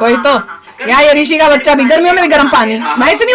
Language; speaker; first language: Hindi; native; Hindi